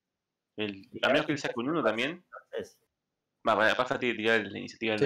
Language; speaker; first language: Spanish; native; Spanish